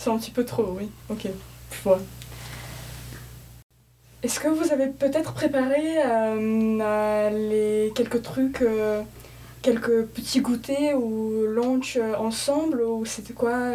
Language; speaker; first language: French; non-native, fluent; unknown